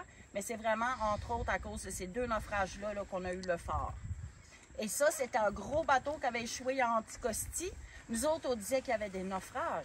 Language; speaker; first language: French; native; French